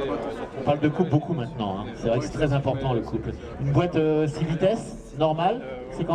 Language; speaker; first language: French; native; French